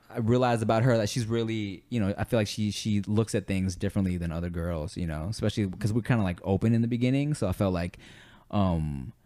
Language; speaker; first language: English; native; English